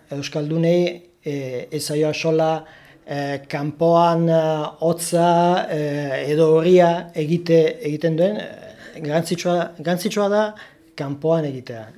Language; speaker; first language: Basque; non-native, learner; Italian